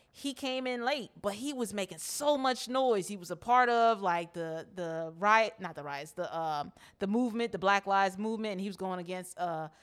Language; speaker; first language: English; native; English